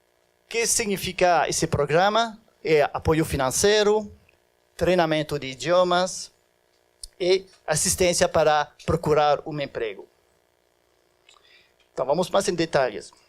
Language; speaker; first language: Portuguese; non-native, fluent; French